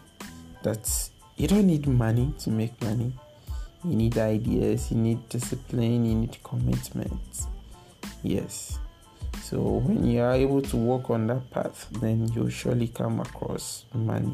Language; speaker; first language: English; non-native, local second language; Akan